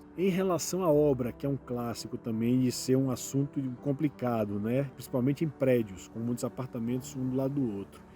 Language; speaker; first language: Portuguese; native; Portuguese